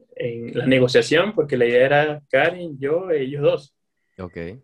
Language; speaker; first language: Spanish; native; Spanish